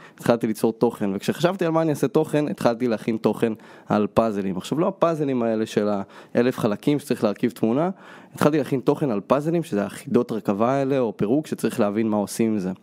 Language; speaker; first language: Hebrew; early bilingual, other home language; Russian